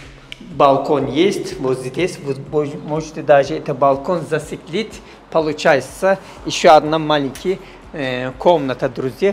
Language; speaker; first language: Russian; non-native, fluent; Turkish